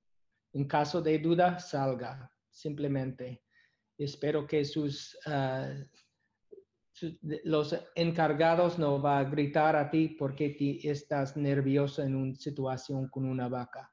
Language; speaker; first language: Spanish; non-native, learner; English